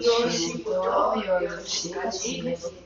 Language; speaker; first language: Korean; non-native, learner; Spanish